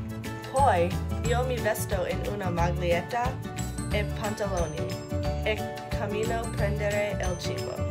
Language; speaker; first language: Italian; non-native, learner; English